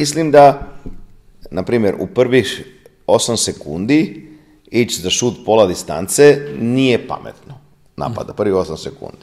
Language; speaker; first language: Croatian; non-native, fluent; Italian